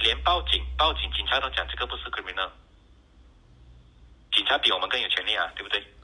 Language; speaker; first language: Chinese; native; Chinese